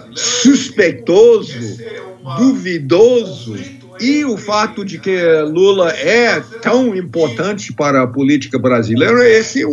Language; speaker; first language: Portuguese; non-native, fluent; English